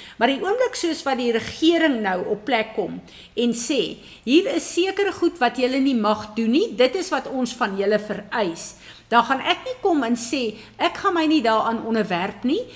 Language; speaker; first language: Afrikaans; native; Afrikaans